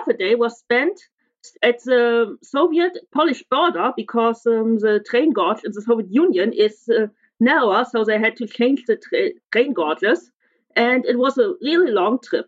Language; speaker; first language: English; non-native, fluent; German